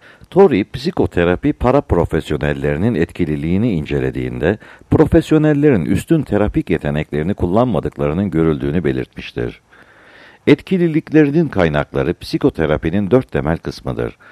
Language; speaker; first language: Turkish; native; Turkish